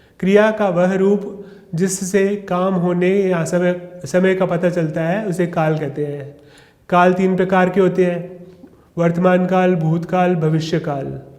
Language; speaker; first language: Hindi; non-native, local second language; Sindhi